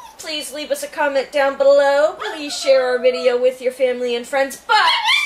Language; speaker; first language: English; native; English